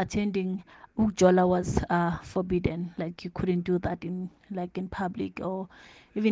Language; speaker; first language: English; non-native, local second language; Tsonga